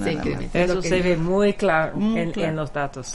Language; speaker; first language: Spanish; non-native, fluent; English